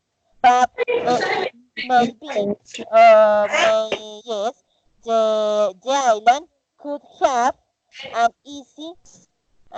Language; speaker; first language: English; non-native, fluent; Spanish